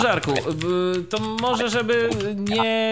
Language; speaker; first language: Polish; native; Polish